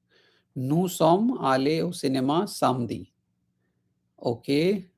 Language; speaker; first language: French; non-native, fluent; Hindi